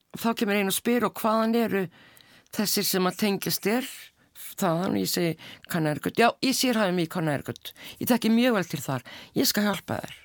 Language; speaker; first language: Icelandic; native; Icelandic